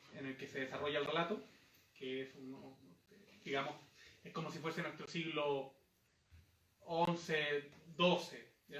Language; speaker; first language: Spanish; native; Spanish